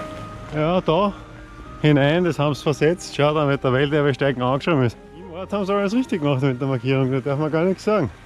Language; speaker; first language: German; native; German